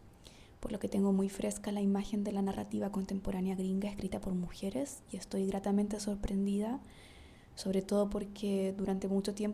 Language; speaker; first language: Spanish; native; Spanish